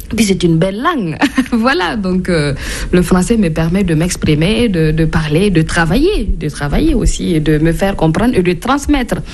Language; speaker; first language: French; non-native, local second language; Mossi